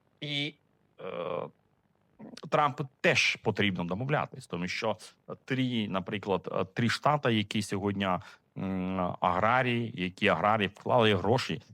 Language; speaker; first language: Ukrainian; non-native, fluent; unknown